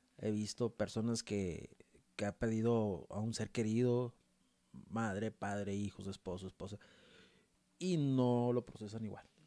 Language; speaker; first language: Spanish; native; Spanish